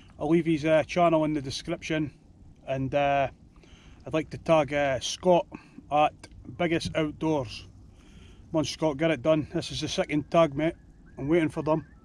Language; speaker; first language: English; native; English